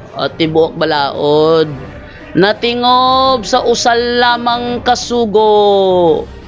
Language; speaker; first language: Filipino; non-native, local second language; Cebuano